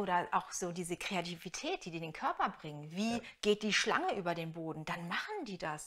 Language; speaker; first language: German; native; German